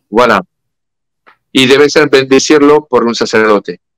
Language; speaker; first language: Spanish; non-native, fluent; French